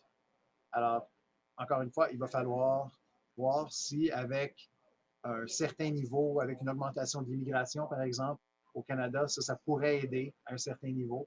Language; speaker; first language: French; native; French